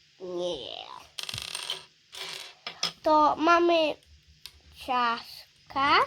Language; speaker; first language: Polish; early bilingual, heritage; Polish